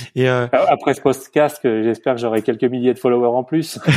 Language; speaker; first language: French; native; French